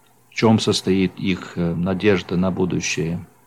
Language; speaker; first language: Russian; non-native, fluent; English